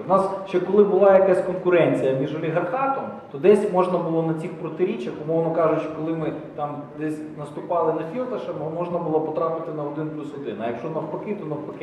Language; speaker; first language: Ukrainian; native; Ukrainian